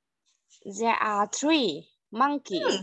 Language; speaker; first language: English; non-native, learner; Vietnamese